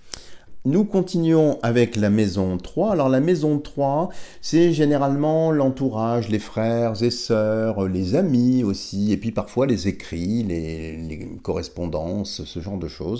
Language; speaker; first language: French; native; French